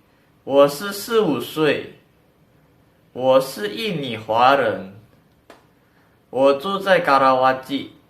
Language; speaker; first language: Chinese; non-native, learner; Indonesian